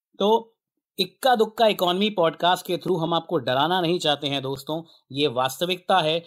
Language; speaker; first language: Hindi; native; Hindi